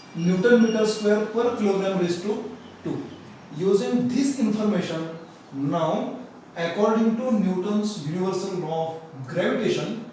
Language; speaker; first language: English; non-native, local second language; Marathi